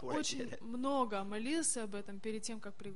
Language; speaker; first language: Russian; native; Russian